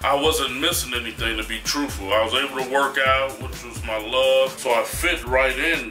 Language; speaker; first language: English; native; English